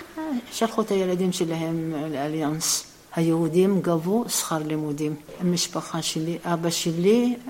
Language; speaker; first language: Hebrew; early bilingual, other home language; Arabic